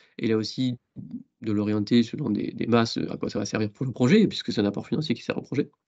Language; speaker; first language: French; native; French